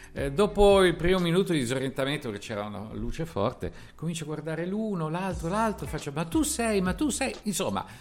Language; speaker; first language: Italian; native; Italian